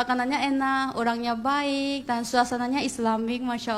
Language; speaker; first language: Indonesian; non-native, fluent; Korean